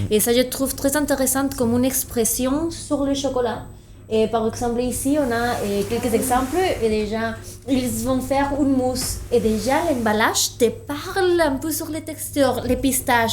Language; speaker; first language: French; non-native, fluent; Spanish